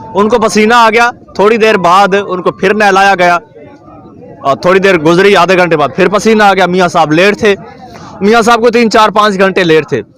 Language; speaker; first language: Urdu; native; Urdu